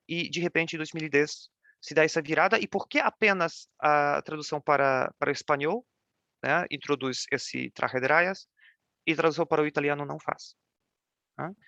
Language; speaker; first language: Portuguese; non-native, fluent; Polish